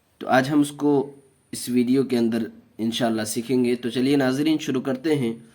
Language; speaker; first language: Urdu; native; Urdu